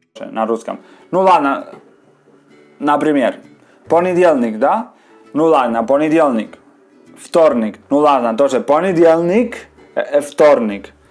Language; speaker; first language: Russian; non-native, learner; Spanish